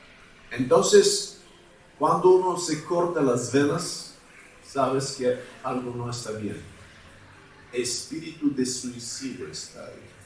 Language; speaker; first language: Spanish; non-native, fluent; Bulgarian